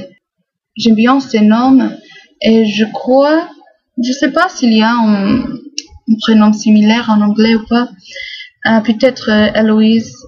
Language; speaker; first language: French; non-native, fluent; English